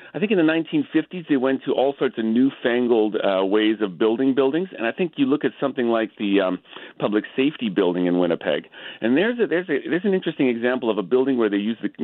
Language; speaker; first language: English; native; English